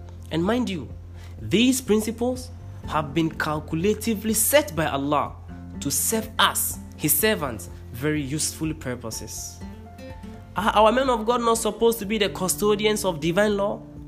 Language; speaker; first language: English; non-native, local second language; Akan